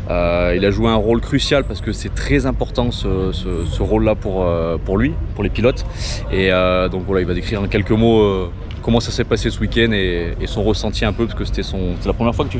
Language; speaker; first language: French; native; French